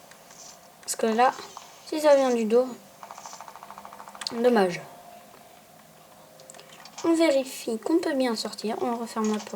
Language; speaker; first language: French; native; French